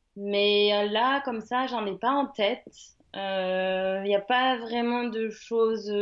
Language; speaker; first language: French; native; French